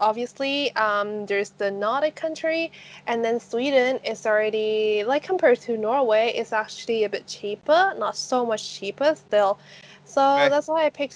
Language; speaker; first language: English; non-native, local second language; Cantonese